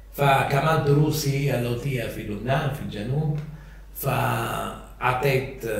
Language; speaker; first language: Arabic; early bilingual, other home language; Italian